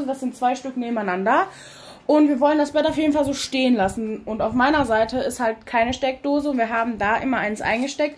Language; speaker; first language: German; native; German